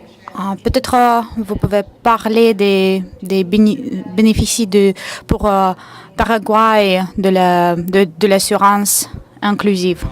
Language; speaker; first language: French; non-native, learner; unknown